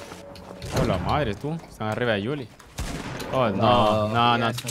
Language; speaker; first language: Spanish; native; Spanish